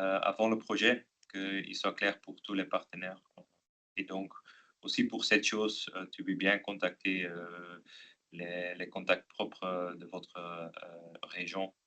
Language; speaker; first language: French; non-native, local second language; Dutch